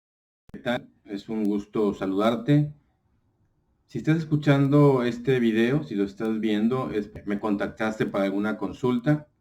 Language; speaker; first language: Spanish; native; Spanish